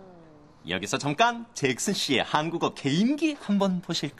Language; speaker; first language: Korean; native; Korean